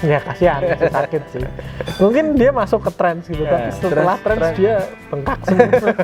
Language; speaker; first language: Indonesian; native; Indonesian